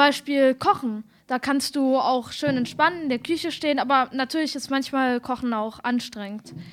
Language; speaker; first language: German; native; German